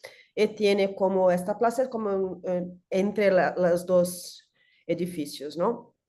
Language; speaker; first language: Spanish; non-native, learner; Portuguese